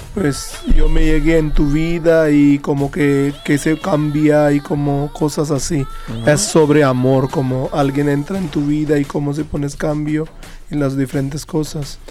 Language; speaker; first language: Spanish; non-native, fluent; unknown